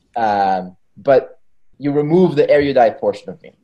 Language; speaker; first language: English; early bilingual, other home language; Hebrew